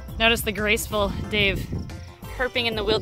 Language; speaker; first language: English; native; English